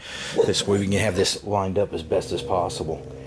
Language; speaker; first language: English; native; English